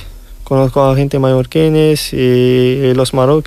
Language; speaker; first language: Spanish; non-native, learner; Riffian